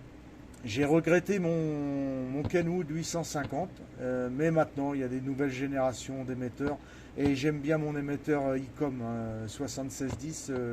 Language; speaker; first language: French; native; French